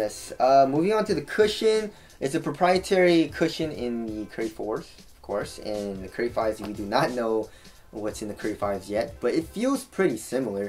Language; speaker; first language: English; native; English